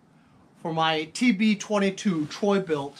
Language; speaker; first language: English; native; English